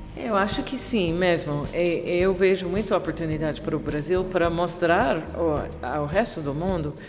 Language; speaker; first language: Portuguese; non-native, fluent; English